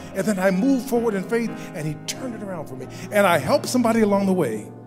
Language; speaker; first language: English; native; English